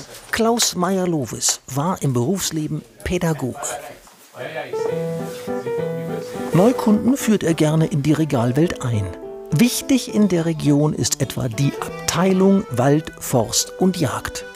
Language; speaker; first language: German; native; German